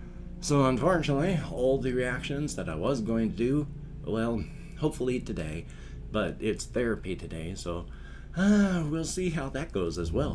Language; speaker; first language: English; native; English